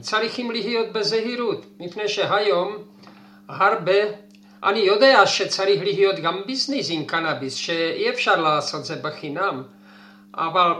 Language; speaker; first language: Hebrew; non-native, fluent; Czech